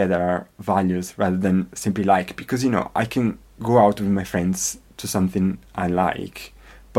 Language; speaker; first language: English; non-native, fluent; Italian